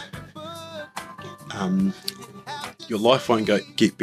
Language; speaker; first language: English; native; English